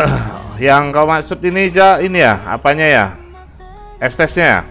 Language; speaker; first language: Indonesian; native; Indonesian